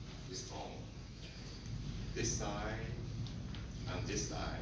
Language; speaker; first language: English; non-native, learner; Japanese